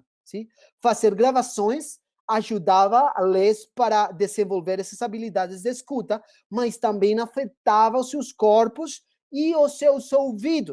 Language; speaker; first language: Portuguese; non-native, fluent; Spanish